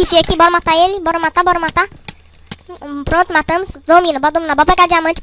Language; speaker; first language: Portuguese; native; Portuguese